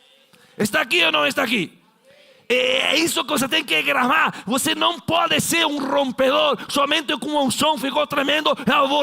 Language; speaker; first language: Portuguese; non-native, fluent; Spanish